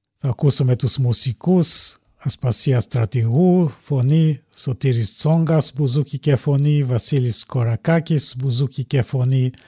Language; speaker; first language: Greek; early bilingual, heritage; Greek